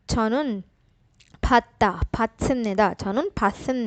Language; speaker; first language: Korean; non-native, learner; Urdu